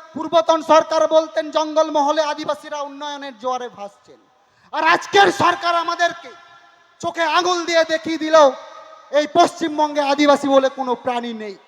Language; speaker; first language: Bangla; non-native, local second language; Santali